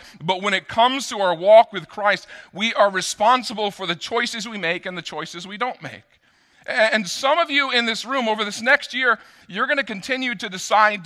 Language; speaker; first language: English; native; English